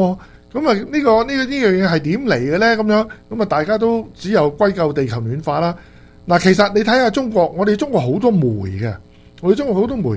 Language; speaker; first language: Chinese; native; Chinese